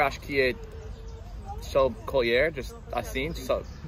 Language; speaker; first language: Portuguese; non-native, fluent; English